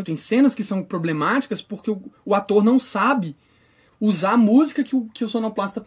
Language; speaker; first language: Portuguese; native; Portuguese